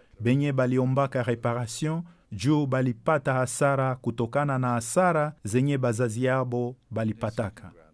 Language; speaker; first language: Swahili; native; Swahili